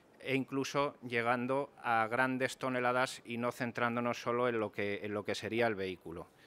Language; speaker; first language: Spanish; native; Spanish